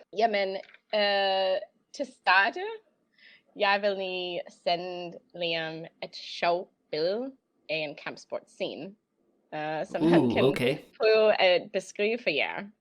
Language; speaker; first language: Danish; non-native, learner; English